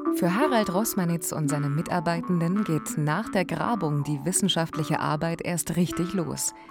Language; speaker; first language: German; native; German